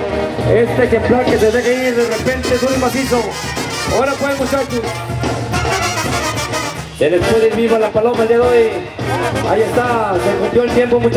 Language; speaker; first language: Spanish; native; Spanish